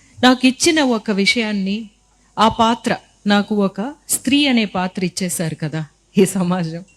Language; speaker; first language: Telugu; native; Telugu